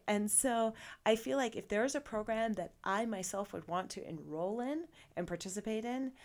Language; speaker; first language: English; native; English